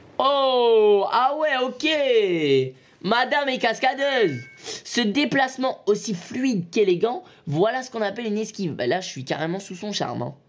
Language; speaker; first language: French; native; French